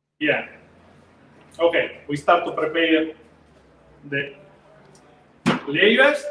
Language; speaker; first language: English; non-native, learner; Italian